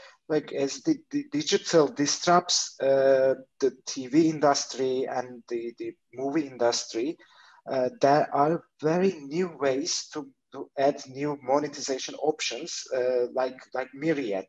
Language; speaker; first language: English; non-native, fluent; Turkish